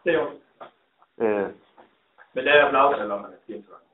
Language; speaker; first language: Danish; native; Danish